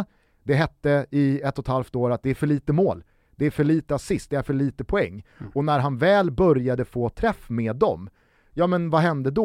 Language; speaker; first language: Swedish; native; Swedish